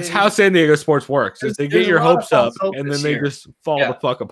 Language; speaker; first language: English; native; English